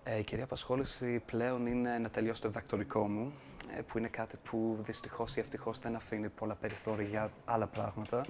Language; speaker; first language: Greek; non-native, fluent; English